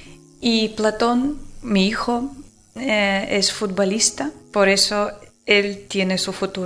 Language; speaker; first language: Spanish; non-native, learner; Ukrainian